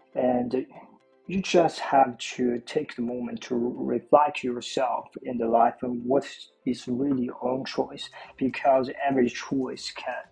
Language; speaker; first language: English; non-native, learner; Chinese